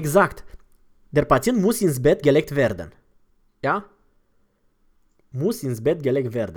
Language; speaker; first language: German; non-native, fluent; Romanian